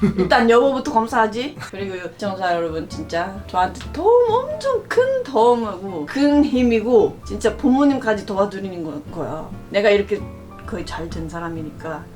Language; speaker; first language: Korean; non-native, fluent; Filipino